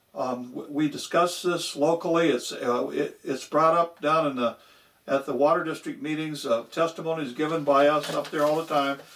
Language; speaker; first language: English; native; English